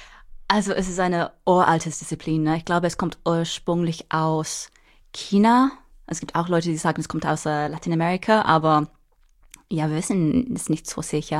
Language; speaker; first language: German; non-native, fluent; English